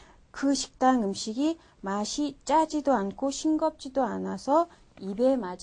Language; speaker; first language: Korean; non-native, fluent; Mongolian